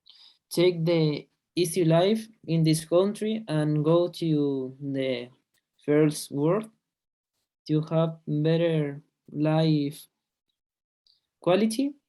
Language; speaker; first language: English; non-native, learner; Spanish